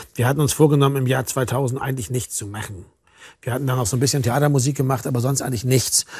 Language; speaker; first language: German; native; German